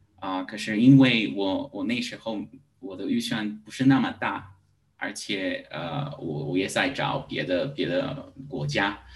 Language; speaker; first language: Chinese; non-native, learner; Spanish